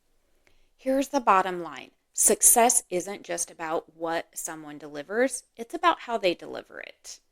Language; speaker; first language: English; native; English